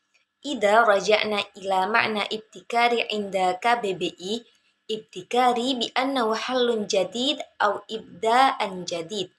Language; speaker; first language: Arabic; non-native, learner; Indonesian